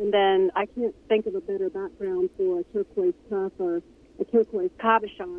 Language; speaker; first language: English; native; English